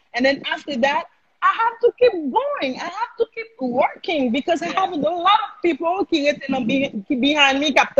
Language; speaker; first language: English; non-native, learner; Haitian Creole